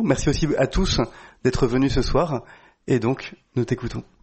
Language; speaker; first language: French; native; French